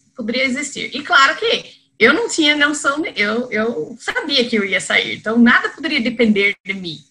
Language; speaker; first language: Portuguese; non-native, fluent; English